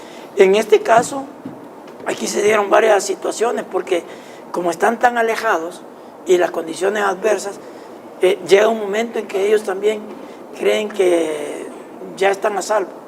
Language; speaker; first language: Spanish; native; Spanish